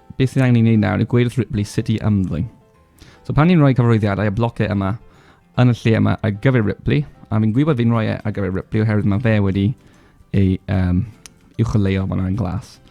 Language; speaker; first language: Welsh; non-native, local second language; English